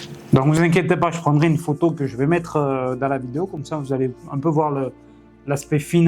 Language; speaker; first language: French; native; French